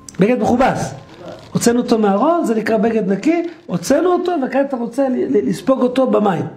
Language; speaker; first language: Hebrew; native; Hebrew